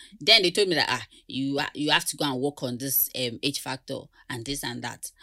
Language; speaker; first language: English; non-native, local second language; Yoruba